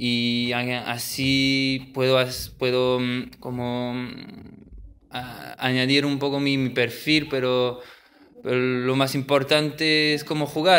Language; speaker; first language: Spanish; early bilingual, heritage; French